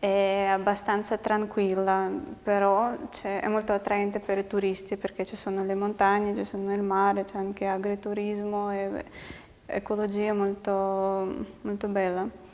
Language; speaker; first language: Italian; non-native, fluent; Russian